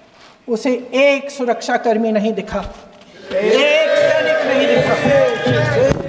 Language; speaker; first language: Hindi; native; Hindi